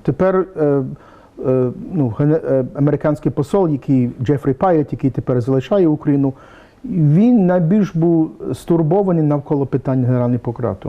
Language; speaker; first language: Ukrainian; early bilingual, heritage; English